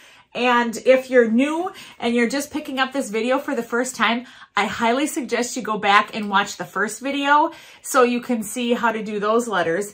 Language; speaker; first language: English; native; English